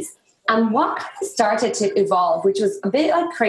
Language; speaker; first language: English; native; English